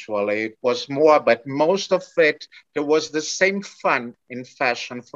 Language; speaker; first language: English; non-native, fluent; Portuguese